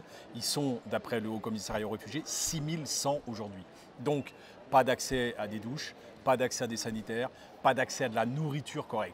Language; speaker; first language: French; native; French